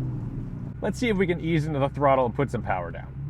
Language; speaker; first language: English; native; English